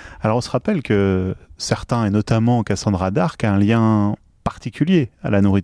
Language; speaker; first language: French; native; French